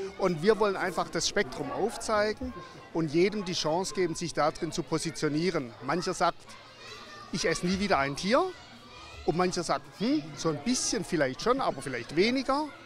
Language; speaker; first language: German; native; German